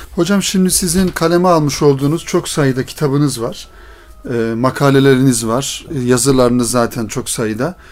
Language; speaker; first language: Turkish; native; Turkish